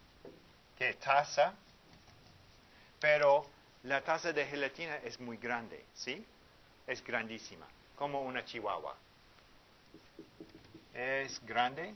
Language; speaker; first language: Spanish; non-native, fluent; English